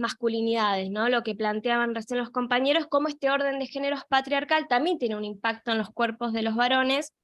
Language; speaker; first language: Spanish; native; Spanish